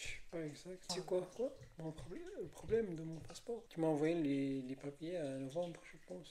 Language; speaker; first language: French; non-native, learner; Arabic